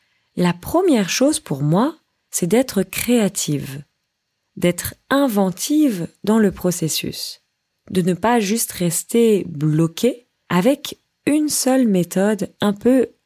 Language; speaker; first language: French; native; French